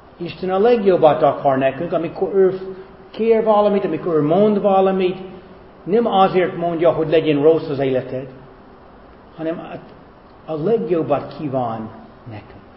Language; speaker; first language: Hungarian; non-native, fluent; English